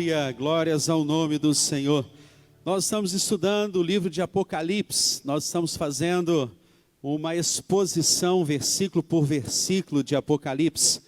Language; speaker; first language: Portuguese; native; Portuguese